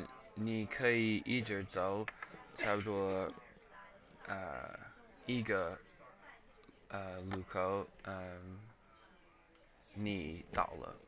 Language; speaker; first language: Chinese; non-native, learner; English